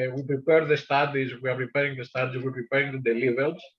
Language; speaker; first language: English; non-native, fluent; Greek